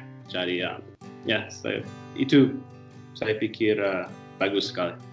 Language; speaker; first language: Indonesian; non-native, learner; English